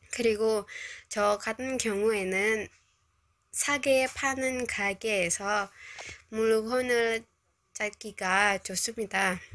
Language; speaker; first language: Korean; non-native, learner; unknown